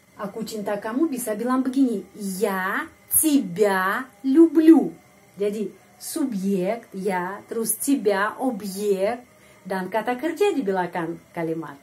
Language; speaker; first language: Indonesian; non-native, fluent; Russian